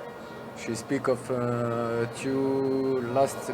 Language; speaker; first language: English; non-native, learner; French